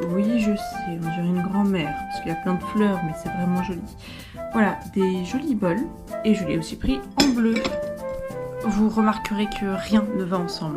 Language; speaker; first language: French; native; French